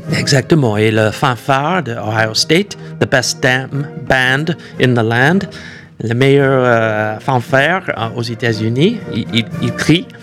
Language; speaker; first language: French; non-native, fluent; English